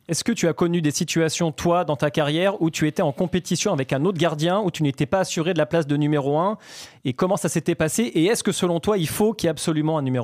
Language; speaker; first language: French; native; French